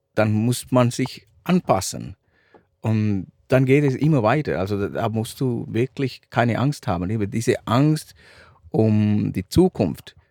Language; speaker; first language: German; non-native, fluent; Sinhala